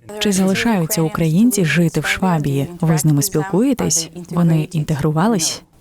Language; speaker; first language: Ukrainian; native; Ukrainian